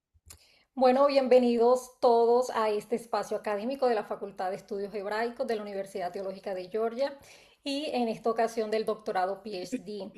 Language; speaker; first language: Spanish; native; Spanish